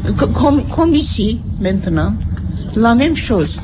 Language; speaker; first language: French; non-native, learner; Armenian